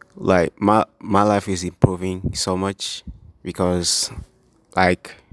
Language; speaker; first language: English; non-native, local second language; Swahili